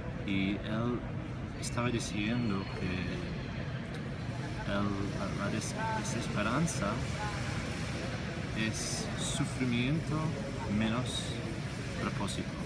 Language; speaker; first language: Spanish; non-native, fluent; English